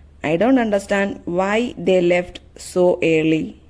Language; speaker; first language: English; non-native, local second language; Malayalam